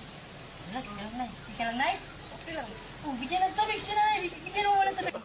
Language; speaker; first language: Filipino; non-native, local second language; Cebuano